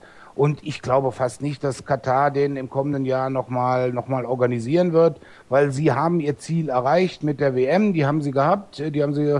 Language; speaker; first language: German; native; German